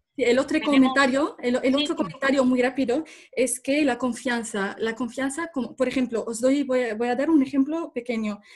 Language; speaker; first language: Spanish; non-native, fluent; Arabic